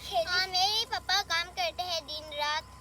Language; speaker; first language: Hindi; non-native, local second language; Assamese